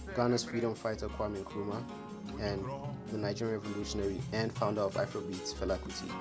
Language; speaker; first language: English; non-native, local second language; Akan